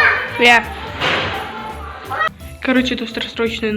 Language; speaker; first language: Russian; non-native, local second language; Kazakh